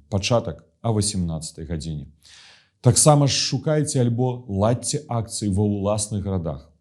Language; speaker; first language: Belarusian; non-native, local second language; Russian